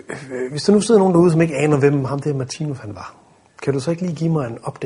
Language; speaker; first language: Danish; native; Danish